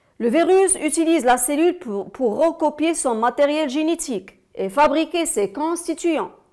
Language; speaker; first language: French; non-native, local second language; Arabic